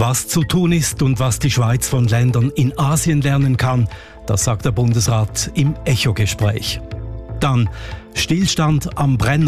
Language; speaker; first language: German; native; German